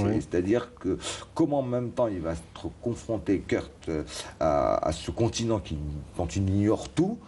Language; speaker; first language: French; non-native, local second language; Arabic